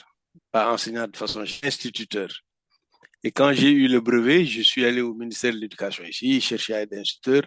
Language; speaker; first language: French; non-native, local second language; Fula